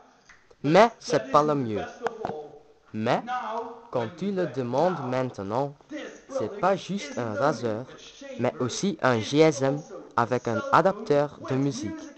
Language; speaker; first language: French; non-native, learner; Dutch